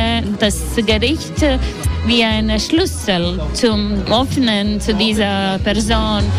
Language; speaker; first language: German; non-native, fluent; Latvian